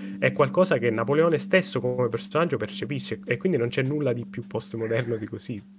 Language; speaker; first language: Italian; native; Italian